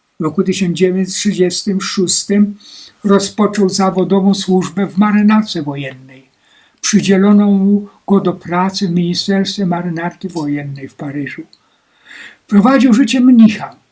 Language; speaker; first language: Polish; native; Polish